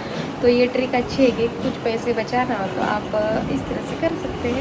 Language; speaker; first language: Hindi; native; Hindi